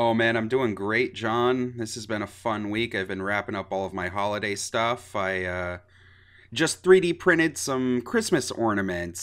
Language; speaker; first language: English; native; English